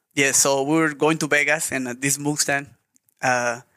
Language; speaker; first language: English; non-native, learner; Spanish